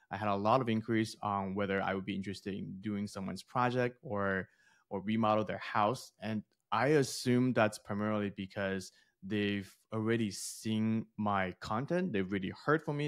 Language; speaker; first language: English; early bilingual, other home language; Chinese